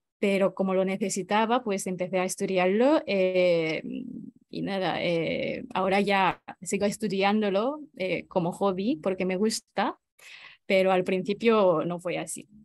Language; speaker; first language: Spanish; non-native, fluent; Japanese